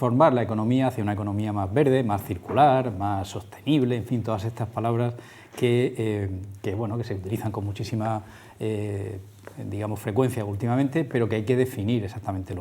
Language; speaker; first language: Spanish; native; Spanish